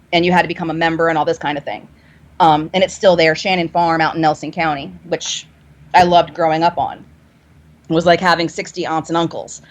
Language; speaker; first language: English; native; English